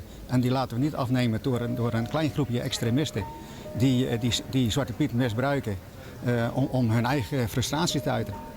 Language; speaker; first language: Dutch; native; Dutch